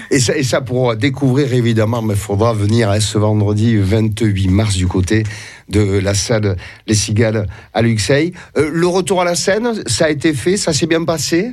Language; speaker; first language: French; native; French